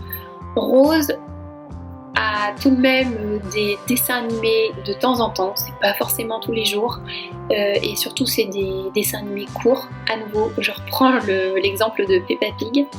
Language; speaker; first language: French; native; French